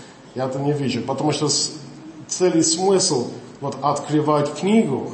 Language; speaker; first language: Russian; non-native, learner; English